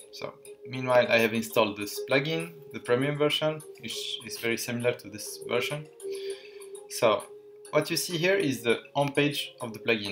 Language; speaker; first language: English; non-native, fluent; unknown